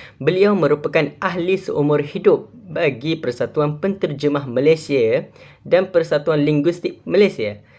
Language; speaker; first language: Malay; native; Malay